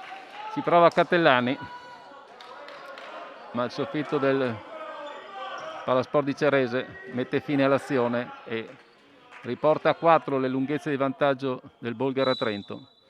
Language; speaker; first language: Italian; native; Italian